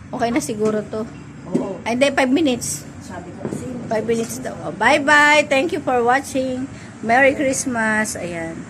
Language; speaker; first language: Filipino; non-native, local second language; Iloko